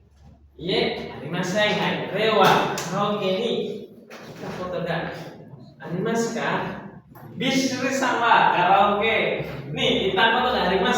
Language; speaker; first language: Japanese; non-native, fluent; Indonesian